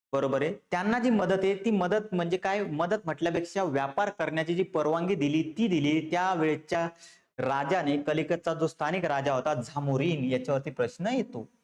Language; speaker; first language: Marathi; native; Marathi